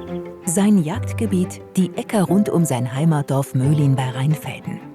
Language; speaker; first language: German; native; German